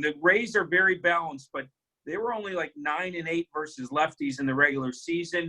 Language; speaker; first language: English; native; English